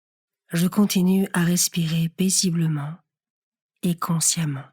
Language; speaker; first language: French; native; French